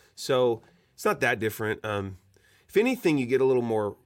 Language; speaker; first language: English; native; English